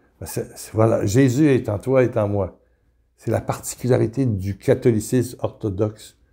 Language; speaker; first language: French; native; French